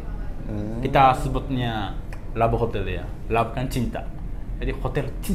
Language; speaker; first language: Indonesian; non-native, fluent; Japanese